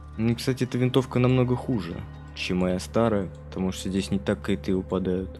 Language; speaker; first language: Russian; native; Russian